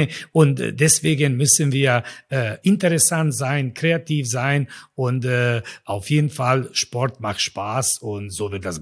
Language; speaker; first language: German; non-native, fluent; Croatian